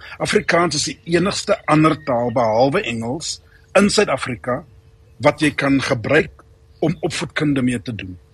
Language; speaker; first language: Afrikaans; native; Afrikaans